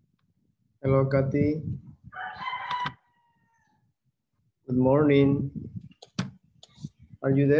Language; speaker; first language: English; non-native, fluent; Spanish